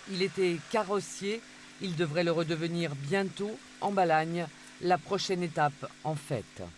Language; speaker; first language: French; native; French